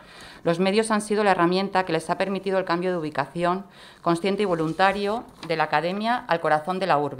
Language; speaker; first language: Spanish; native; Spanish